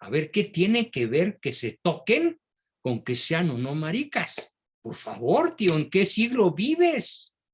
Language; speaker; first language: Spanish; native; Spanish